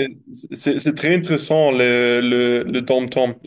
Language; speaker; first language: French; non-native, learner; German